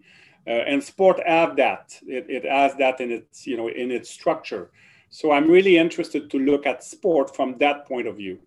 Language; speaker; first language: English; non-native, fluent; French